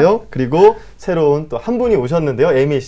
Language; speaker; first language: Korean; native; Korean